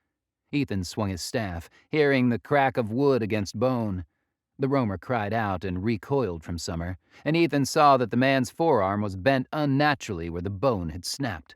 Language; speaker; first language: English; native; English